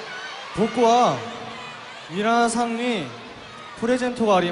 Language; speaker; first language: Japanese; non-native, fluent; Korean